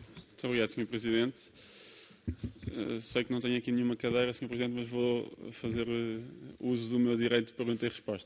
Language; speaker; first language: Portuguese; native; Portuguese